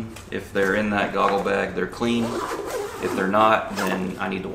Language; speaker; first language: English; native; English